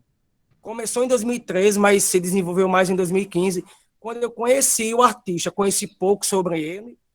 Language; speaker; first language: Portuguese; native; Portuguese